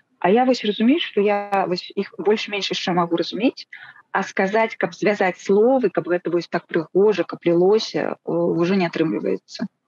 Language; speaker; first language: Belarusian; non-native, local second language; Russian